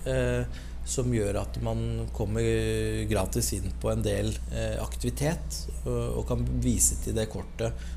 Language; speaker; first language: Norwegian; early bilingual, other home language; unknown